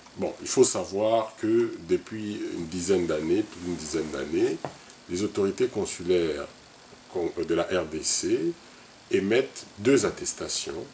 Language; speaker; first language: French; non-native, local second language; Lingala